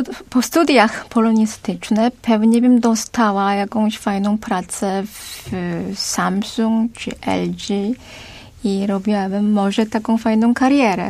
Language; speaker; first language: Polish; non-native, fluent; Korean